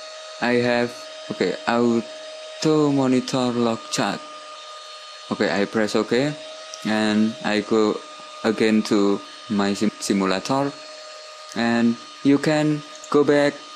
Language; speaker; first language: English; non-native, learner; Indonesian